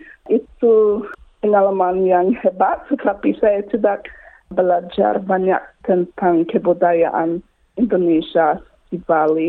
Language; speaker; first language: Indonesian; non-native, learner; English